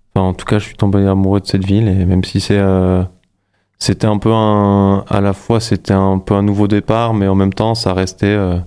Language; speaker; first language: French; native; French